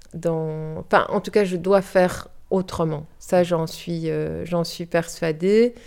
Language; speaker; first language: French; early bilingual, heritage; French